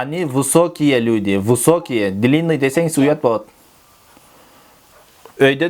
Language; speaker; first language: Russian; non-native, local second language; Kyrgyz